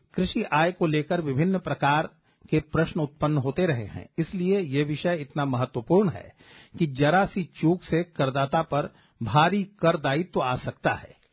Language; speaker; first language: Hindi; native; Hindi